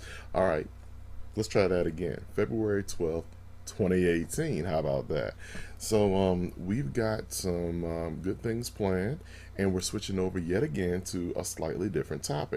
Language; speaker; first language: English; native; English